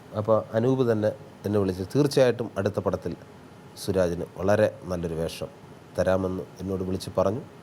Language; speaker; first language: Malayalam; native; Malayalam